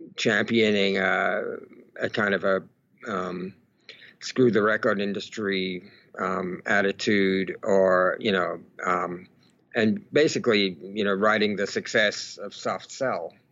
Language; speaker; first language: English; native; English